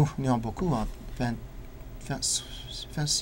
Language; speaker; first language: French; non-native, learner; English